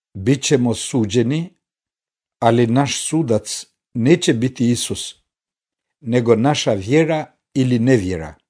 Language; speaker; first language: Croatian; non-native, fluent; Albanian